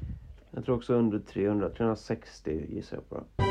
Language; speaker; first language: Swedish; native; Swedish